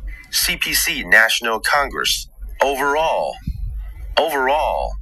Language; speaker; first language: English; non-native, fluent; Chinese